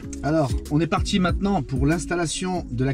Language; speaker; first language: French; native; French